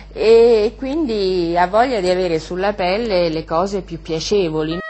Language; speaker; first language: Italian; native; Italian